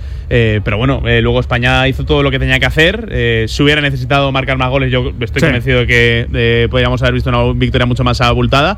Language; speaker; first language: Spanish; native; Spanish